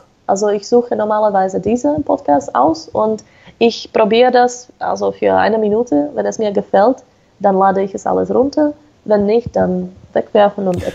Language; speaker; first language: German; non-native, fluent; Slovak